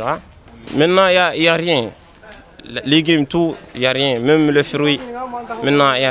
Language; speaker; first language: French; non-native, learner; Arabic